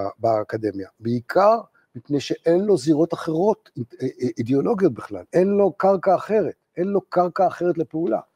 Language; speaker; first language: Hebrew; native; Hebrew